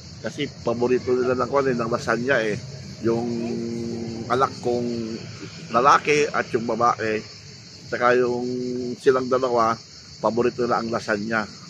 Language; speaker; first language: Filipino; native; Filipino